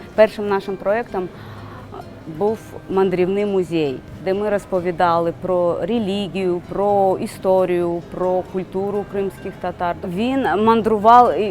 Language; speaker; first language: Ukrainian; non-native, fluent; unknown